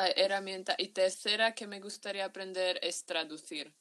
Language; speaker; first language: Spanish; non-native, fluent; Slovak